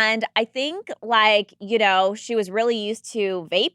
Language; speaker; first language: English; native; English